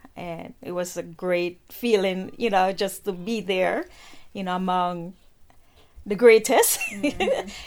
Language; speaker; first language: English; non-native, local second language; Jamaican Creole English